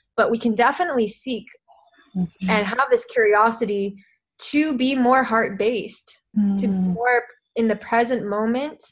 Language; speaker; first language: English; native; English